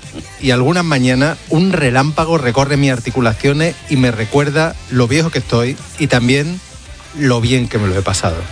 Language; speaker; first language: Spanish; native; Spanish